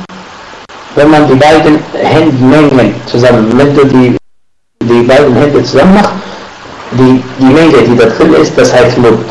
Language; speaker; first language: German; non-native, fluent; Arabic